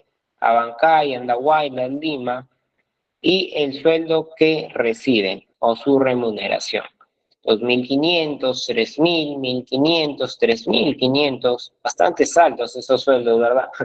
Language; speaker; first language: Spanish; native; Spanish